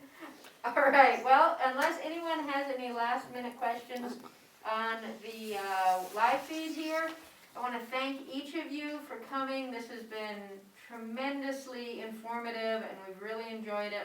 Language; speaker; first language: English; native; English